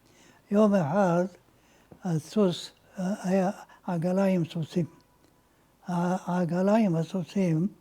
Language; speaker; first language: Hebrew; non-native, fluent; Ladino